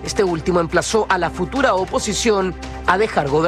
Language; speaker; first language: Spanish; native; Spanish